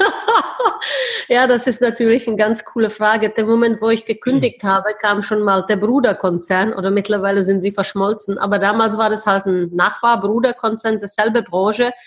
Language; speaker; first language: German; non-native, fluent; Czech